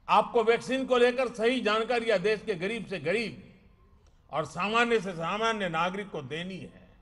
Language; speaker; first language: Hindi; native; Hindi